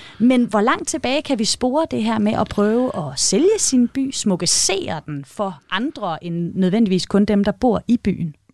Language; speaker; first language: Danish; native; Danish